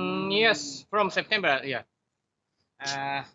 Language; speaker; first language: English; non-native, learner; Japanese